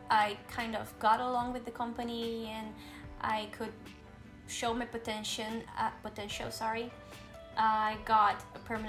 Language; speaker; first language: English; non-native, fluent; Portuguese